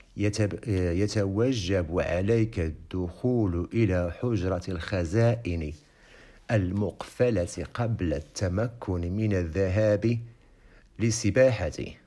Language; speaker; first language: Arabic; non-native, fluent; Indonesian